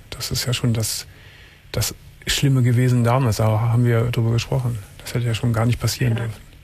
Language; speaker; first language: German; native; German